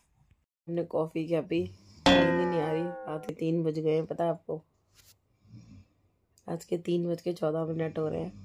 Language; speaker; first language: Hindi; native; Hindi